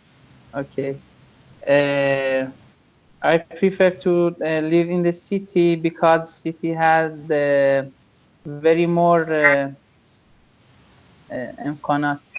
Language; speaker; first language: English; non-native, learner; Persian